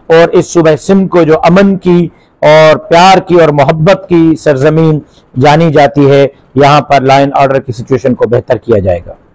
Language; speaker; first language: Urdu; non-native, local second language; Sindhi